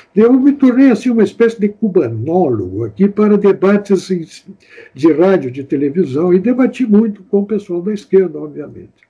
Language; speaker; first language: Portuguese; native; Portuguese